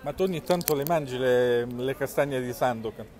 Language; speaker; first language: Italian; native; Italian